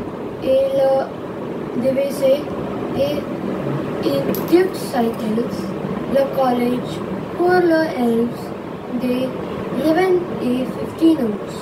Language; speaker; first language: French; non-native, learner; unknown